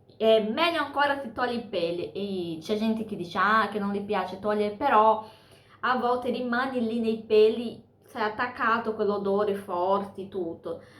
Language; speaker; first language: Italian; non-native, fluent; Portuguese